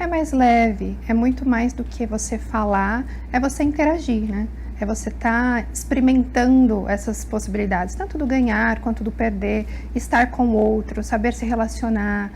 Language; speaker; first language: Portuguese; native; Portuguese